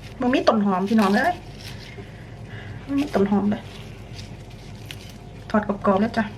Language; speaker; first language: Thai; native; Thai